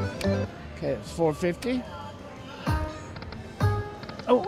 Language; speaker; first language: English; native; English